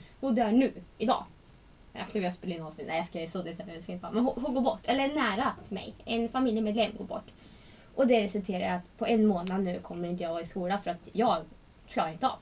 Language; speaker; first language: Swedish; native; Swedish